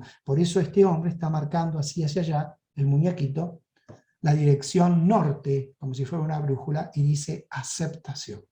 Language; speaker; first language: Spanish; native; Spanish